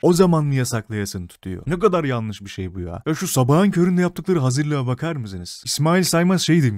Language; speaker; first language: Turkish; native; Turkish